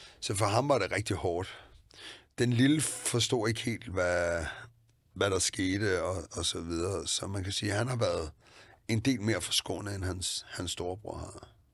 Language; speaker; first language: Danish; native; Danish